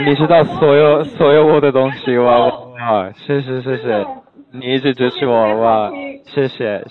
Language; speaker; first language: Chinese; non-native, learner; English